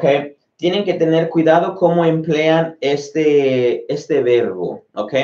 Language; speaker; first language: Spanish; native; Spanish